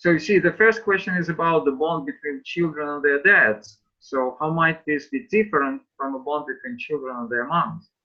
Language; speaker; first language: English; non-native, fluent; Russian